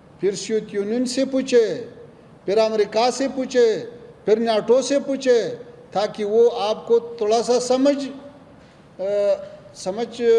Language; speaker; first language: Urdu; non-native, fluent; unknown